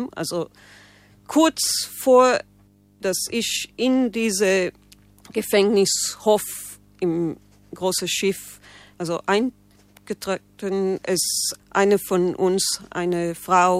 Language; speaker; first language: German; non-native, fluent; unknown